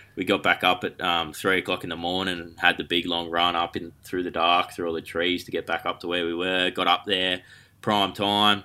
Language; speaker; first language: English; native; English